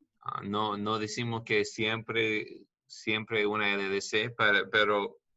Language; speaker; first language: Spanish; non-native, learner; English